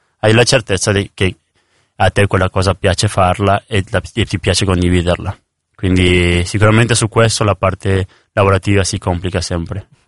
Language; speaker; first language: Italian; early bilingual, other home language; Spanish